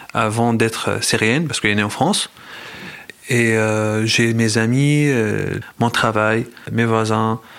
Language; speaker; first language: French; non-native, fluent; Arabic